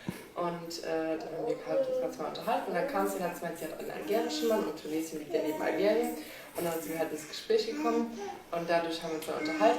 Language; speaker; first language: German; native; German